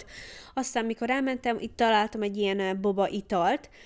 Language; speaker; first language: Hungarian; early bilingual, heritage; Hungarian